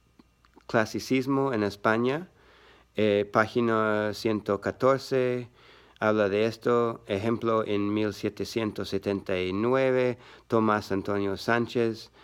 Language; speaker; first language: Spanish; non-native, learner; English